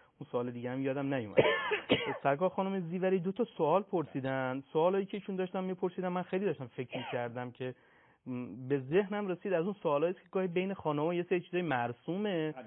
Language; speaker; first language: Persian; native; Persian